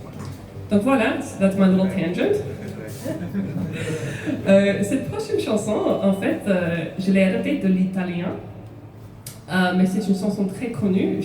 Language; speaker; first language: French; non-native, fluent; English